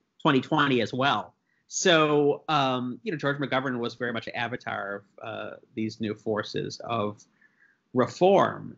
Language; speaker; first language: English; native; English